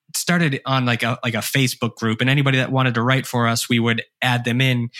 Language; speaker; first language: English; native; English